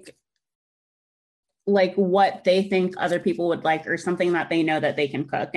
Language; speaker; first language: English; native; English